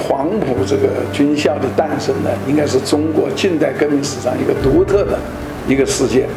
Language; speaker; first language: Chinese; native; Chinese